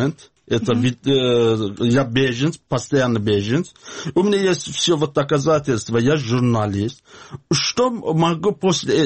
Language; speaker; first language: Russian; non-native, learner; Azerbaijani